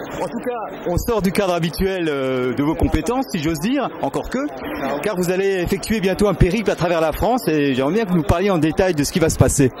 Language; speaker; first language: French; native; French